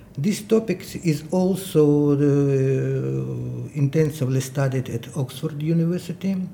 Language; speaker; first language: English; non-native, fluent; Ukrainian